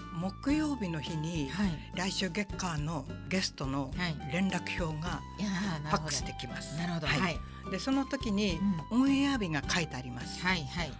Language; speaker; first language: Japanese; native; Japanese